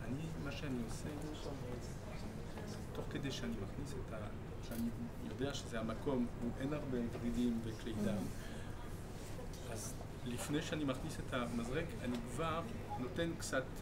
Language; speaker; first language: Hebrew; non-native, fluent; French